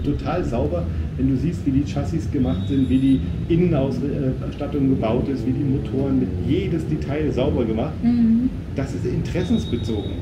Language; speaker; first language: German; native; German